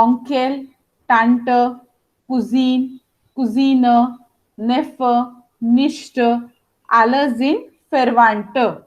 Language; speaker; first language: German; non-native, fluent; Hindi